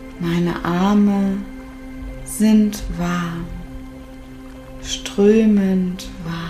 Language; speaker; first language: German; native; German